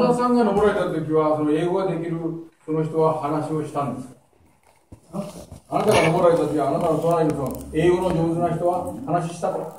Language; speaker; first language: Japanese; native; Japanese